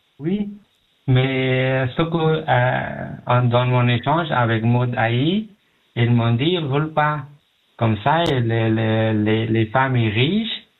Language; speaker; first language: French; non-native, learner; Pashto